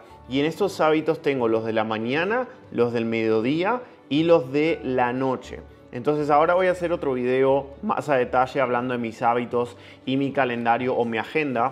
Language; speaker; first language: Spanish; native; Spanish